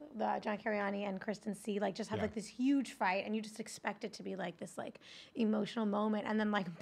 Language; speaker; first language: English; native; English